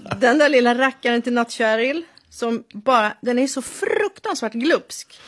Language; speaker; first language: Swedish; native; Swedish